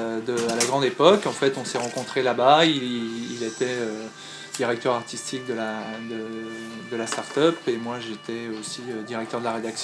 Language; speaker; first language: French; native; French